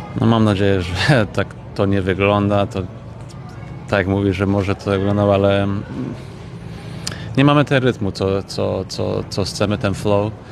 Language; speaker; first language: Polish; early bilingual, heritage; English